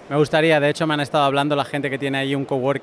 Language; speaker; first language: Spanish; native; Spanish